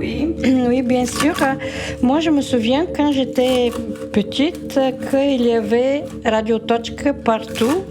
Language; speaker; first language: French; non-native, fluent; Bulgarian